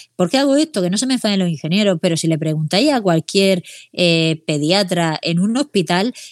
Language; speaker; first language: Spanish; native; Spanish